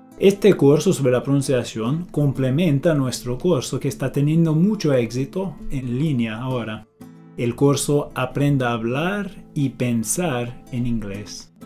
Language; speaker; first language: Spanish; non-native, fluent; English